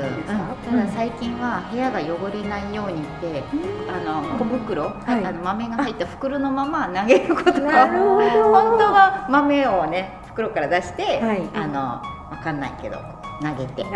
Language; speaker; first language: Japanese; native; Japanese